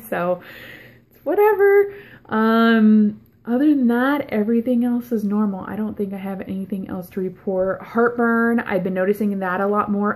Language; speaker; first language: English; native; English